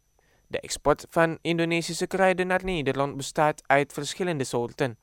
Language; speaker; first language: Dutch; non-native, fluent; Indonesian